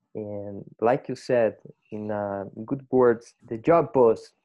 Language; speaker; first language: English; non-native, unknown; Portuguese